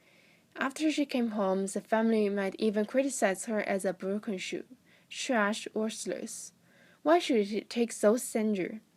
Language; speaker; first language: English; non-native, fluent; Chinese